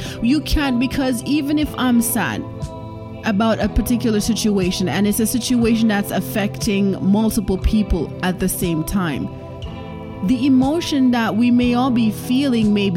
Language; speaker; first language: English; non-native, local second language; Jamaican Creole English